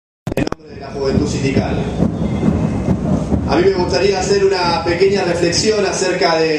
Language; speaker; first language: Spanish; native; Spanish